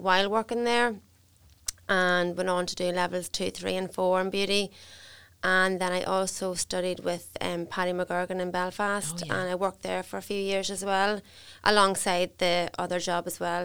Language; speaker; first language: English; native; English